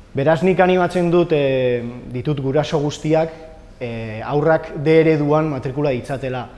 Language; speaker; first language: Basque; native; Basque